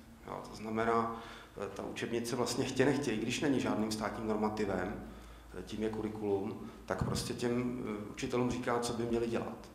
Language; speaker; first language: Czech; native; Czech